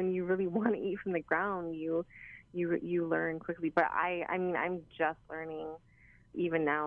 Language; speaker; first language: English; native; English